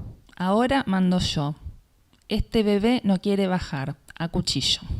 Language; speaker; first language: Spanish; native; Spanish